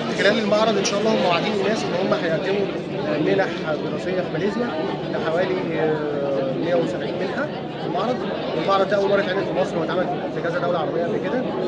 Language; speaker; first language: Arabic; native; Arabic